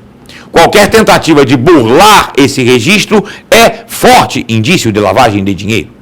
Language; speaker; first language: Portuguese; native; Portuguese